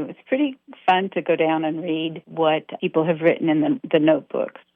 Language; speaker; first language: English; native; English